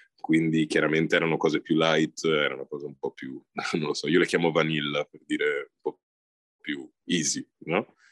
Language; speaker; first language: Italian; early bilingual, other home language; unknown